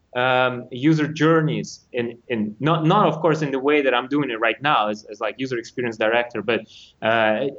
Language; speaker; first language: English; non-native, fluent; Russian